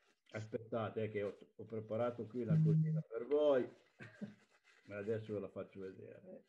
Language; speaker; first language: Italian; native; Italian